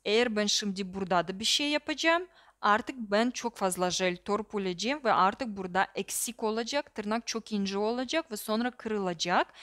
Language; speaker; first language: Turkish; non-native, learner; Russian